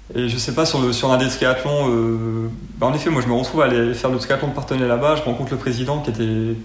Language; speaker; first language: French; native; French